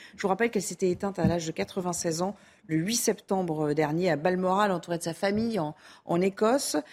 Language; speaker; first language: French; native; French